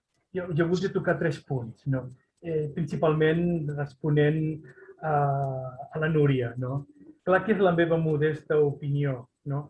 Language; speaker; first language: Catalan; non-native, local second language; Spanish